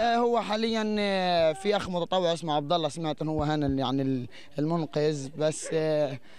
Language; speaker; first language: Arabic; native; Arabic